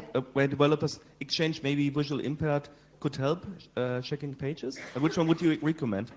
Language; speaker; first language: English; non-native, fluent; French